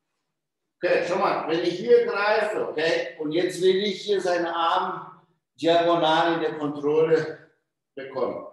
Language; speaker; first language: German; non-native, fluent; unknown